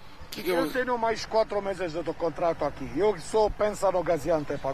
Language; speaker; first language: Portuguese; non-native, learner; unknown